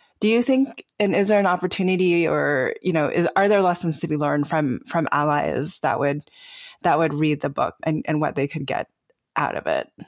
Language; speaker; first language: English; native; English